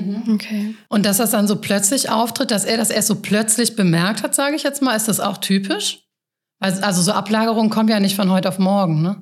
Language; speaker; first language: German; native; German